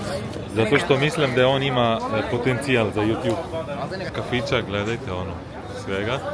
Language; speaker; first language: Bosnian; early bilingual, heritage; Bosnian